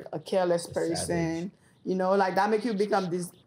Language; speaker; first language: English; early bilingual, other home language; Haitian Creole